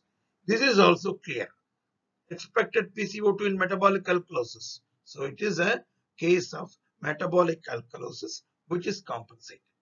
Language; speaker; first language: English; non-native, local second language; Tamil